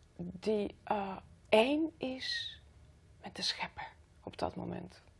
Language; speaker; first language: Dutch; non-native, fluent; Greek